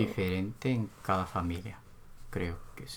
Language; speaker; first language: Spanish; non-native, learner; Korean